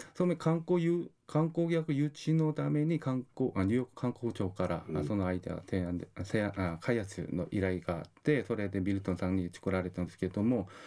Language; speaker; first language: Japanese; non-native, fluent; Korean